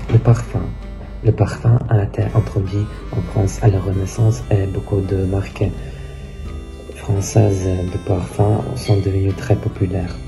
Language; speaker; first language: French; non-native, learner; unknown